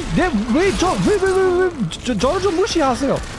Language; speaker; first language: Korean; non-native, learner; German